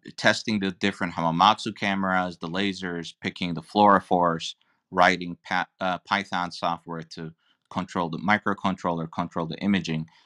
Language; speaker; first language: English; non-native, fluent; Turkish